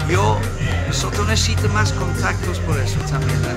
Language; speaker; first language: Spanish; non-native, learner; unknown